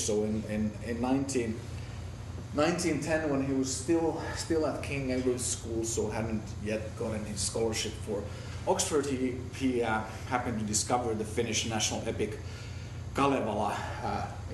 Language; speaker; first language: English; non-native, fluent; Finnish